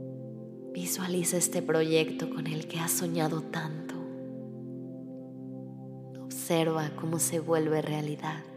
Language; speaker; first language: Spanish; native; Spanish